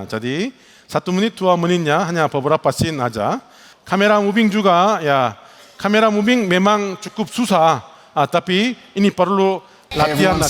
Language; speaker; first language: Indonesian; non-native, learner; Korean